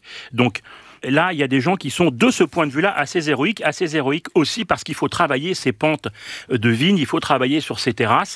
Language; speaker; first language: French; native; French